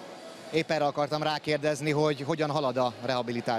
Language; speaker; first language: Hungarian; native; Hungarian